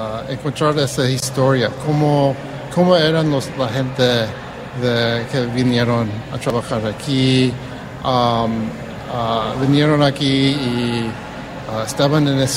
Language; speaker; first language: Spanish; early bilingual, heritage; Spanish